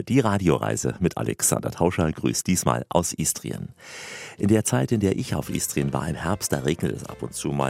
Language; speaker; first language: German; native; German